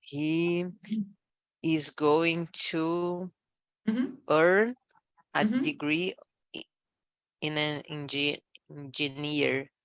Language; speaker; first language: English; non-native, learner; Portuguese